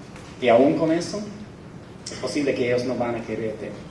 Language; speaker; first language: Spanish; non-native, fluent; English